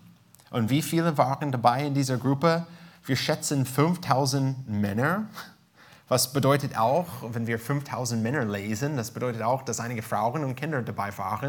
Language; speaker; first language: German; non-native, fluent; English